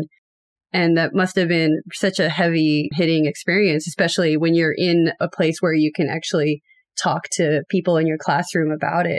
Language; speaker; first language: English; native; English